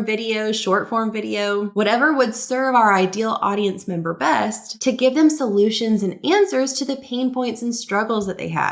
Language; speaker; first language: English; native; English